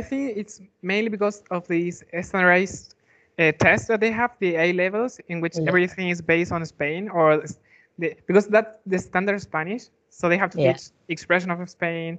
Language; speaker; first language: English; non-native, fluent; Spanish